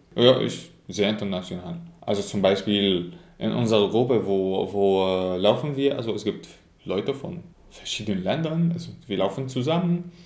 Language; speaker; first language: German; non-native, fluent; Arabic